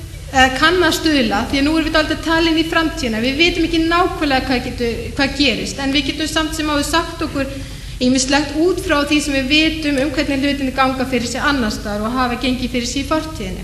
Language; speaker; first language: Icelandic; native; Icelandic